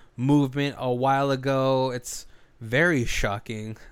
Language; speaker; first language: English; native; English